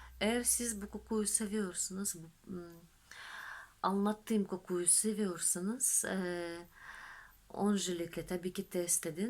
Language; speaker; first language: Turkish; non-native, fluent; Russian